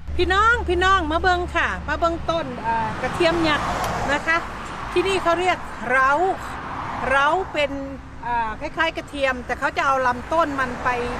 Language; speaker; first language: Thai; native; Thai